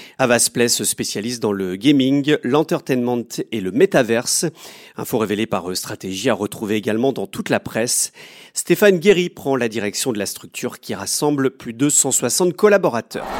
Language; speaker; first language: French; native; French